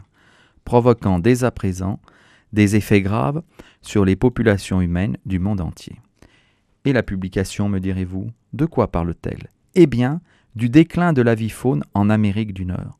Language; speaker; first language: French; native; French